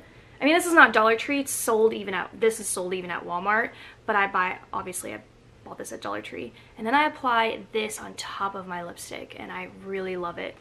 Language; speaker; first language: English; native; English